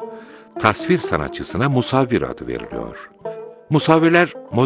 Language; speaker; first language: Turkish; native; Turkish